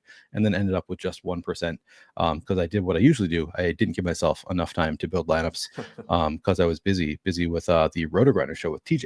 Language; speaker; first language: English; native; English